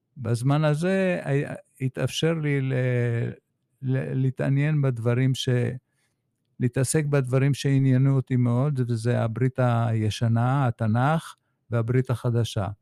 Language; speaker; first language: Hebrew; native; Hebrew